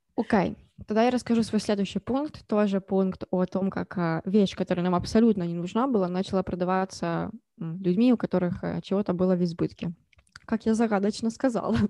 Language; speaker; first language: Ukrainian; non-native, local second language; Russian